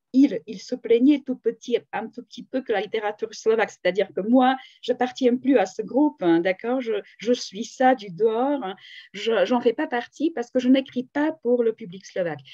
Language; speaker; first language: French; non-native, fluent; Slovak